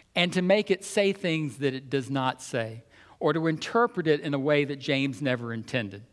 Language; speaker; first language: English; native; English